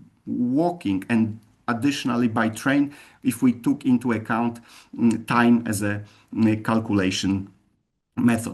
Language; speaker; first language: English; non-native, fluent; Polish